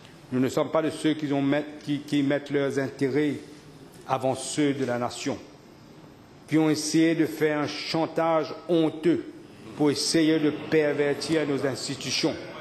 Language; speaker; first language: French; non-native, local second language; Morisyen